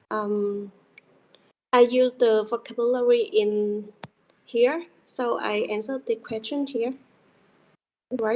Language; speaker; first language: English; non-native, learner; Vietnamese